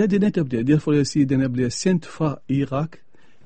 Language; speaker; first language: Danish; non-native, fluent; Arabic